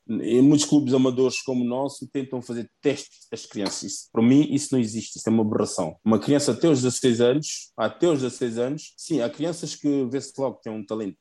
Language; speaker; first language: Portuguese; early bilingual, other home language; Upper Guinea Crioulo